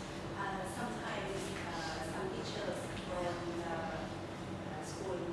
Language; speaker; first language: English; non-native, local second language; Vietnamese